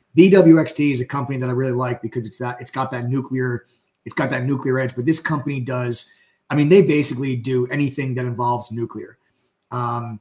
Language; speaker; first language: English; native; English